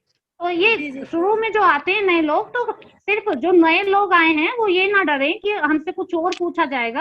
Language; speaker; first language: Hindi; native; Hindi